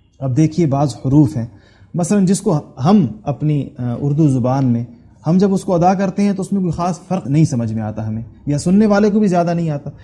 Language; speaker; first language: Urdu; non-native, local second language; Pashto